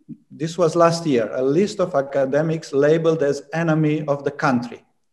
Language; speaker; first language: English; non-native, fluent; Romanian